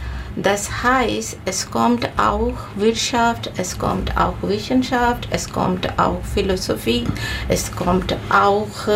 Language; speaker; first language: German; non-native, learner; Bangla